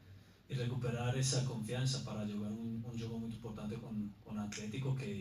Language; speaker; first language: Portuguese; non-native, learner; Spanish